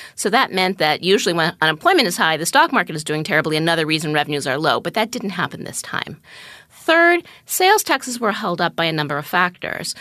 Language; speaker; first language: English; native; English